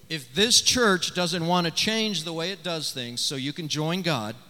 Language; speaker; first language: English; native; English